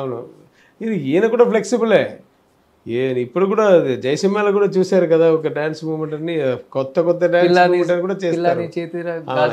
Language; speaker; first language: Telugu; non-native, learner; Tamil